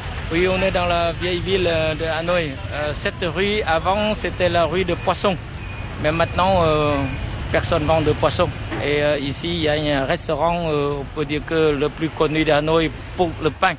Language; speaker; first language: French; non-native, fluent; Vietnamese